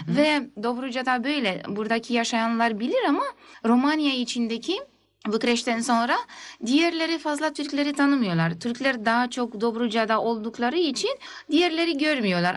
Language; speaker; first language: Turkish; early bilingual, heritage; Turkish